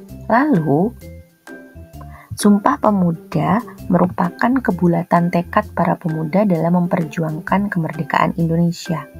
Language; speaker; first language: Indonesian; native; Indonesian